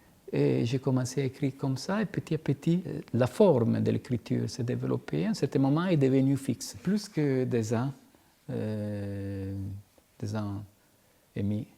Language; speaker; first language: French; non-native, fluent; Italian